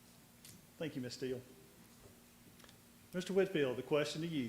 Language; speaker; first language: English; native; English